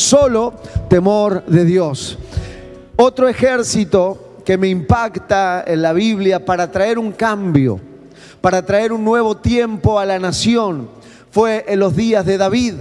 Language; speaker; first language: Spanish; native; Spanish